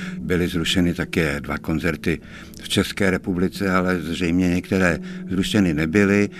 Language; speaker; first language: Czech; native; Czech